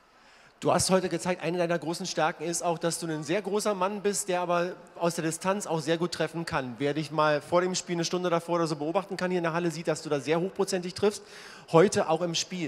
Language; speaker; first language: German; native; German